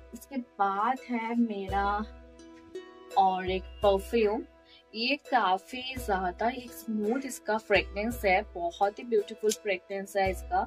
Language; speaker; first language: Hindi; non-native, local second language; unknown